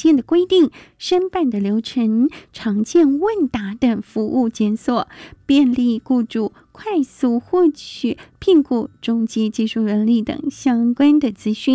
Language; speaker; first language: Chinese; native; Chinese